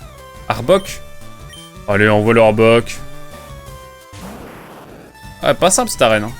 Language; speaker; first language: French; native; French